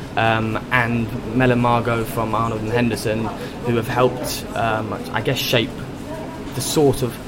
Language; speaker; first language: English; native; English